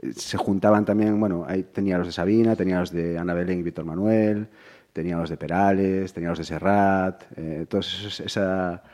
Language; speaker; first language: Spanish; native; Spanish